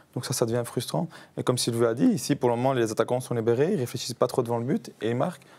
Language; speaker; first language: French; native; French